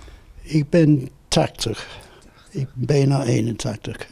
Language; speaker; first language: Dutch; non-native, fluent; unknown